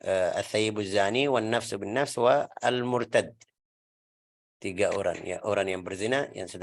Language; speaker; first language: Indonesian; non-native, fluent; Arabic